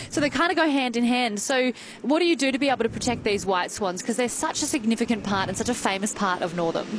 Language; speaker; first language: English; native; English